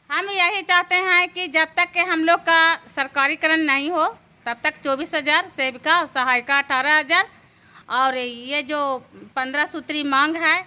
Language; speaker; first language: Hindi; native; Hindi